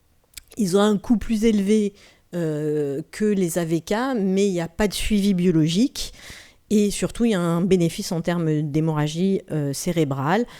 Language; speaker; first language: French; native; French